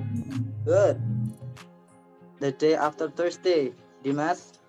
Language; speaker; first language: English; non-native, learner; Indonesian